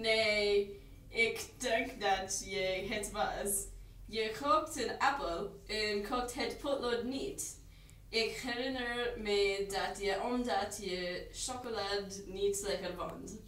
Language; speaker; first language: Dutch; non-native, learner; English